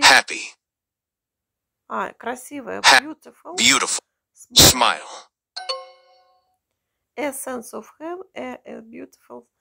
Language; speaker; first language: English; non-native, learner; Russian